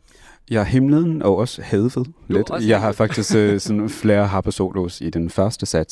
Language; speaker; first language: Danish; non-native, fluent; English